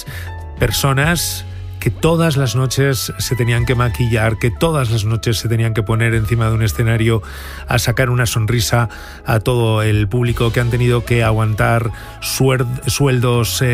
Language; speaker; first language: Spanish; native; Spanish